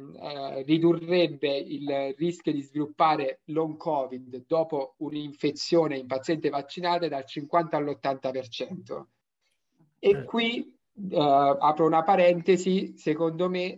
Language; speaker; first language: Italian; native; Italian